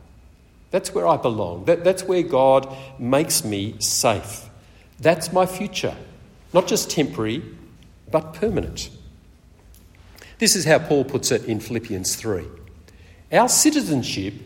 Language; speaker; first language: English; native; English